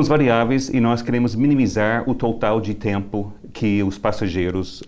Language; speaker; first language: Portuguese; native; Portuguese